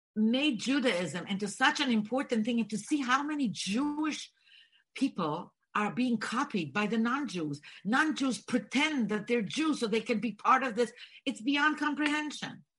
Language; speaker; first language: English; non-native, fluent; Bulgarian